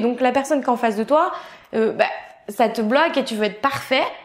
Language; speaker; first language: French; native; French